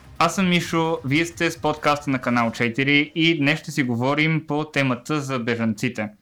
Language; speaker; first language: Bulgarian; native; Bulgarian